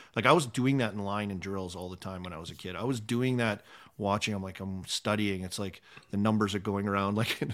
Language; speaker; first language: English; native; English